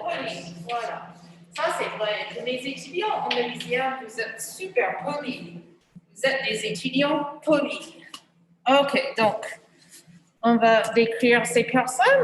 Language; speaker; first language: French; non-native, fluent; English